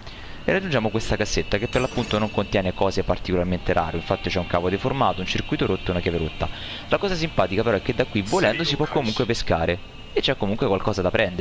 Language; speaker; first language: Italian; native; Italian